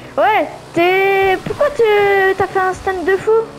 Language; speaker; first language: French; native; French